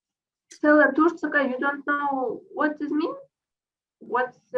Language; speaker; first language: English; non-native, fluent; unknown